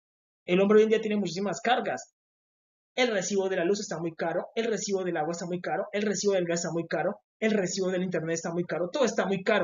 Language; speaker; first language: Spanish; native; Spanish